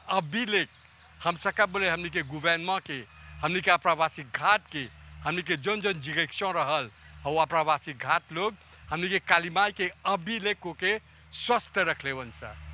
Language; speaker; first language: Bhojpuri; native; Bhojpuri